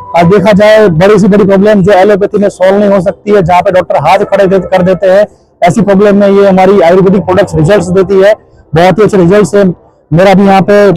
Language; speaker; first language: Hindi; native; Hindi